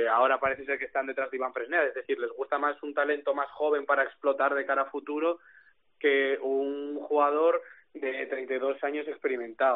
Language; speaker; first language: Spanish; native; Spanish